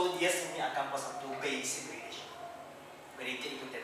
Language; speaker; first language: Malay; non-native, local second language; Chinese